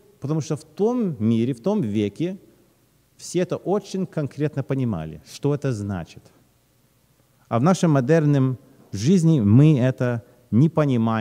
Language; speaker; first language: Russian; early bilingual, heritage; Russian